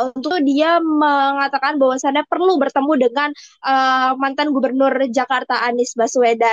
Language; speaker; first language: Indonesian; native; Indonesian